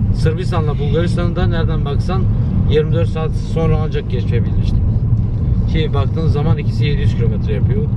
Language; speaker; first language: Turkish; early bilingual, other home language; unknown